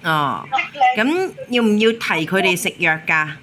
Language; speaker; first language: Cantonese; native; Cantonese